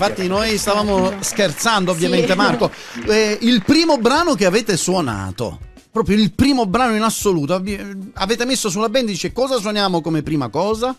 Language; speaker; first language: Italian; native; Italian